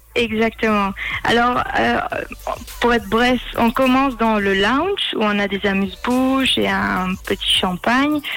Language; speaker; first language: French; early bilingual, heritage; German